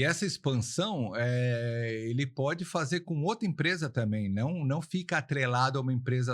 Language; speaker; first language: Portuguese; native; Portuguese